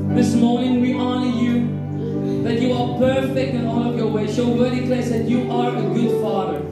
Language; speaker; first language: English; non-native, local second language; Afrikaans